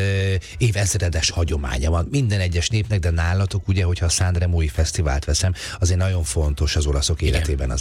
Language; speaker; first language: Hungarian; native; Hungarian